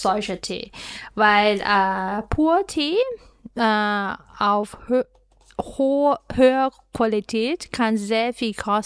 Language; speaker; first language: German; non-native, fluent; Chinese